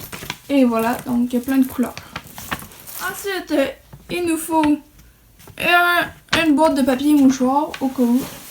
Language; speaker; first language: French; native; French